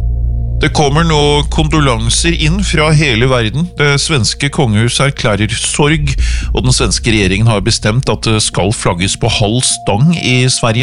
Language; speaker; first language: Norwegian; native; Norwegian